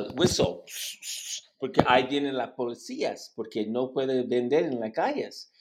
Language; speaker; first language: Spanish; non-native, learner; English